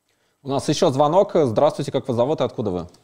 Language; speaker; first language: Russian; native; Russian